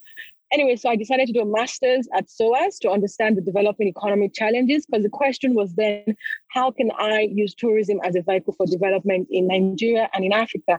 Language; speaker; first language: English; non-native, local second language; Yoruba